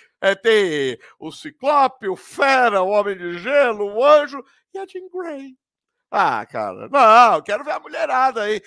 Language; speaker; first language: Portuguese; native; Portuguese